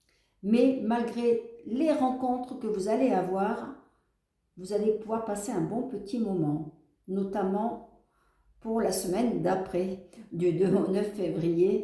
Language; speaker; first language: French; native; French